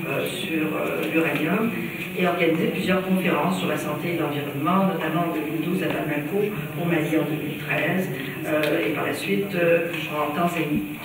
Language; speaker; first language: French; native; French